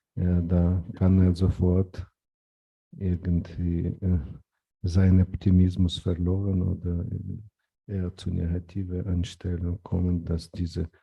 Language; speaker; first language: German; non-native, fluent; Ukrainian